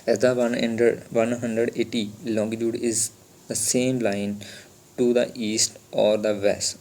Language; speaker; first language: English; non-native, local second language; Punjabi